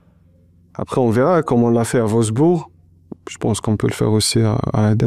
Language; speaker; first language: French; non-native, local second language; Arabic